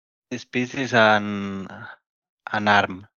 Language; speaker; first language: English; non-native, learner; Spanish